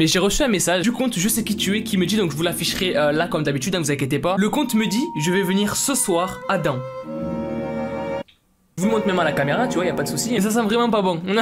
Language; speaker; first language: French; native; French